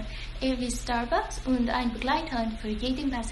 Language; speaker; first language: German; non-native, learner; English